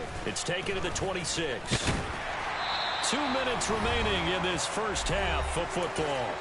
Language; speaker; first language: English; native; English